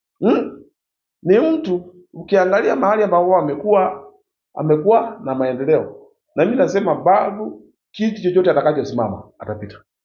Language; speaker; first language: Swahili; non-native, local second language; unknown